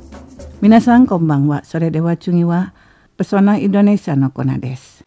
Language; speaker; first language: Japanese; non-native, fluent; Indonesian